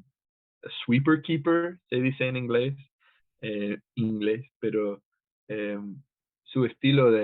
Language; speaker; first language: Spanish; non-native, fluent; English